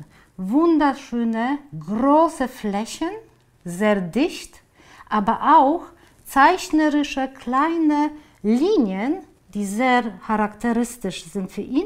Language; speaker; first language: German; non-native, fluent; Polish